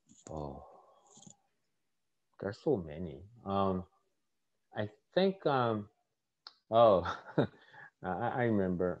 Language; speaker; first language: English; non-native, fluent; Korean